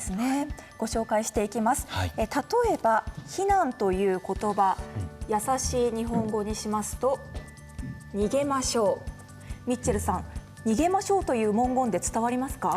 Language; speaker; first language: Japanese; native; Japanese